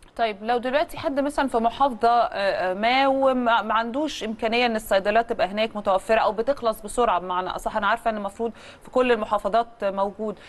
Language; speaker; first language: Egyptian Arabic; native; Egyptian Arabic